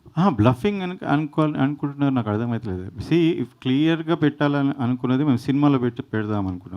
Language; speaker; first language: Telugu; native; Telugu